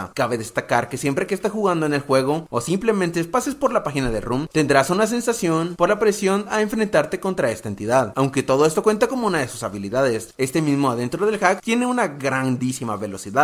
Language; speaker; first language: Spanish; native; Spanish